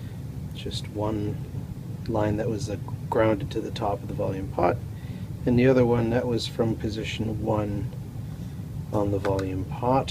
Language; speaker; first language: English; native; English